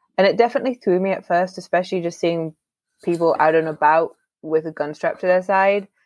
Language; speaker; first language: English; native; English